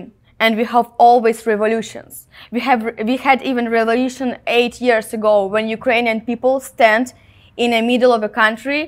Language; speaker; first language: English; non-native, fluent; Ukrainian